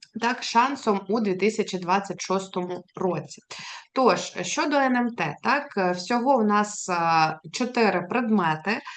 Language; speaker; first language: Ukrainian; native; Ukrainian